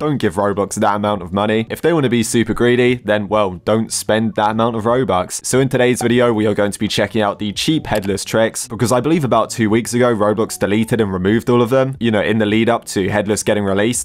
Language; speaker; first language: English; native; English